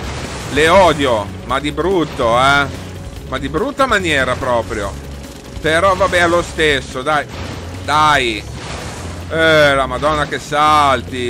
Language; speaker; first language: Italian; native; Italian